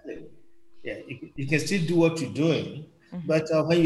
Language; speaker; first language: English; non-native, local second language; Yoruba